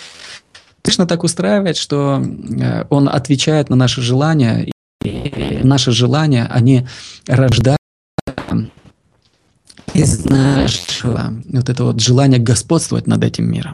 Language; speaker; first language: Russian; native; Russian